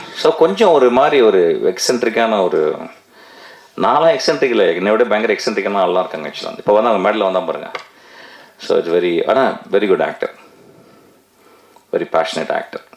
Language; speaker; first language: Tamil; native; Tamil